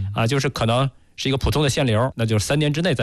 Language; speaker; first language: Chinese; native; Chinese